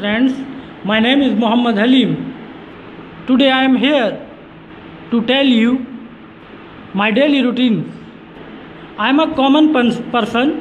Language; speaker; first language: English; non-native, learner; Hindi